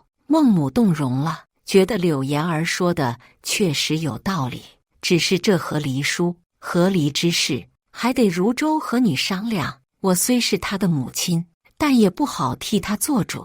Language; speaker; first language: Chinese; native; Chinese